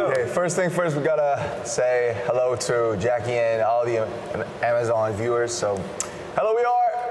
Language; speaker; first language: English; non-native, fluent; Korean